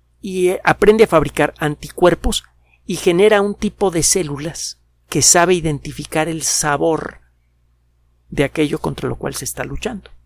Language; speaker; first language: Spanish; native; Spanish